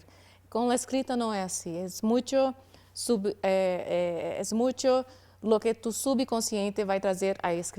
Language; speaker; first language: Spanish; non-native, learner; Portuguese